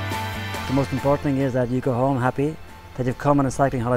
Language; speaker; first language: English; native; English